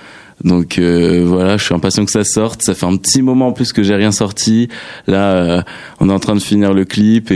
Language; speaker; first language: French; native; French